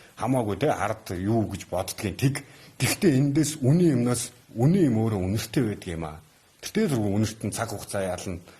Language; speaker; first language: Mongolian; native; Mongolian